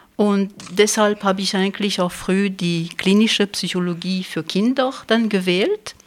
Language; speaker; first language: German; non-native, fluent; French